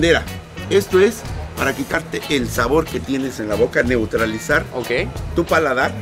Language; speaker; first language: Spanish; native; Spanish